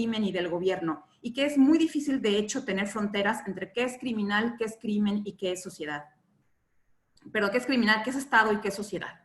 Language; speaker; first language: Spanish; native; Spanish